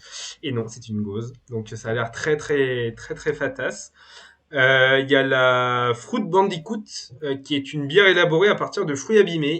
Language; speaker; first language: French; native; French